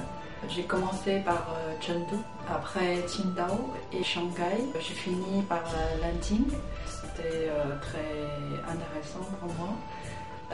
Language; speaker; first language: French; non-native, fluent; Chinese